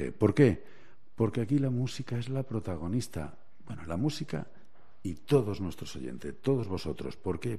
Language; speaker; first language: Spanish; native; Spanish